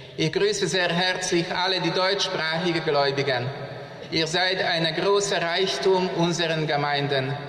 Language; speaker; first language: German; non-native, learner; Hungarian